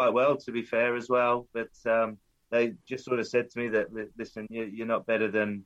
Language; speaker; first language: English; native; English